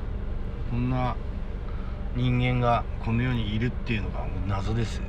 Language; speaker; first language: Japanese; native; Japanese